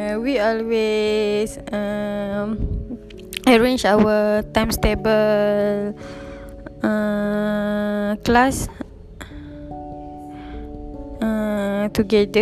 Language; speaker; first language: English; non-native, learner; Malay